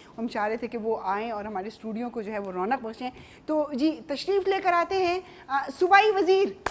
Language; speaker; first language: Urdu; native; Urdu